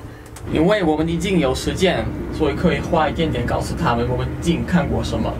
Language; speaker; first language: Chinese; non-native, fluent; German